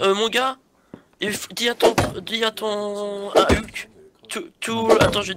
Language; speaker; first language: French; native; French